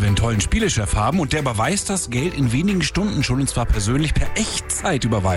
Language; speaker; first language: German; native; German